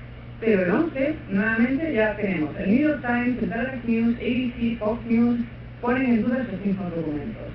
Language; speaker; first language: Spanish; native; Spanish